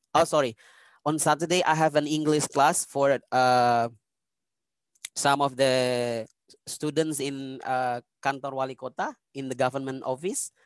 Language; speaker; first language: English; non-native, fluent; Indonesian